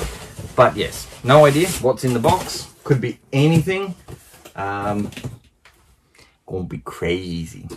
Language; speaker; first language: English; native; English